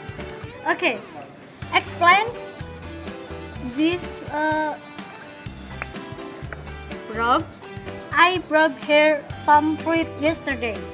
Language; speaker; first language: English; non-native, learner; Indonesian